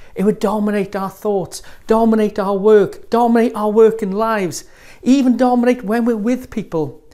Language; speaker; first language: English; native; English